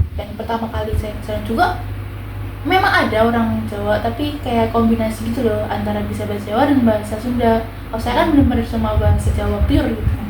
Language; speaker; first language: Indonesian; non-native, local second language; Javanese